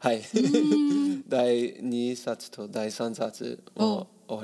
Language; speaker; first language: Japanese; non-native, learner; English